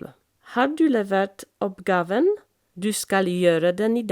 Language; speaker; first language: Norwegian; non-native, fluent; French